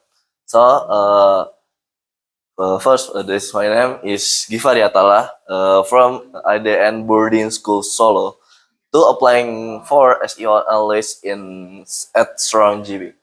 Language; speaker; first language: English; non-native, learner; Indonesian